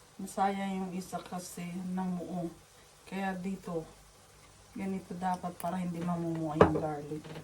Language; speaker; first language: Filipino; non-native, local second language; Waray